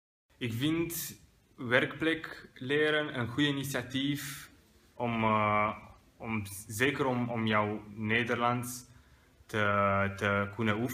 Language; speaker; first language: Dutch; non-native, learner; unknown